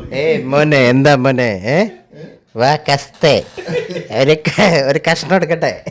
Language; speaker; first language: Malayalam; native; Malayalam